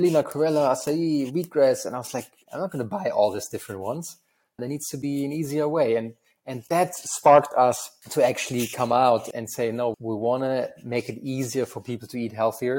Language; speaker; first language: English; non-native, fluent; German